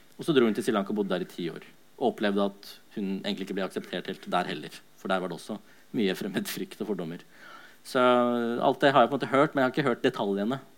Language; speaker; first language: Norwegian; early bilingual, other home language; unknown